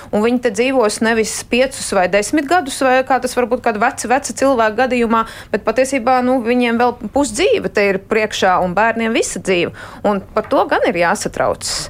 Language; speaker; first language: Latvian; non-native, local second language; Russian